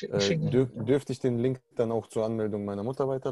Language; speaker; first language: German; native; German